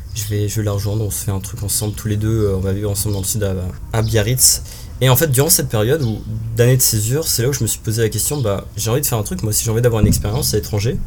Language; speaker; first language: French; native; French